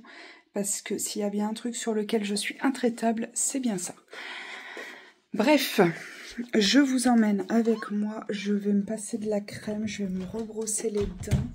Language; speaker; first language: French; native; French